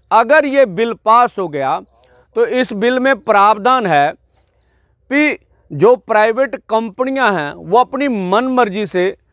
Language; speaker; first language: Hindi; non-native, local second language; Punjabi